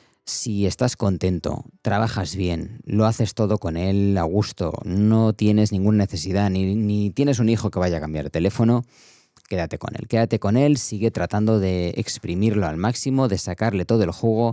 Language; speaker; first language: Spanish; native; Spanish